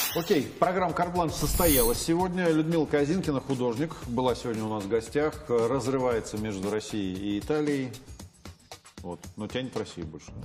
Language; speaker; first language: Russian; native; Russian